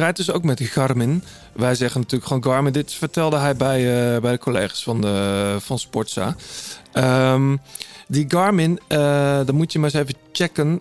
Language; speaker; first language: Dutch; native; Dutch